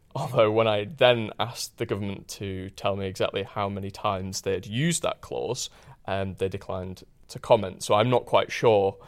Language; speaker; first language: English; native; English